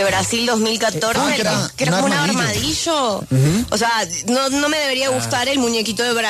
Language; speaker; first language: Spanish; native; Spanish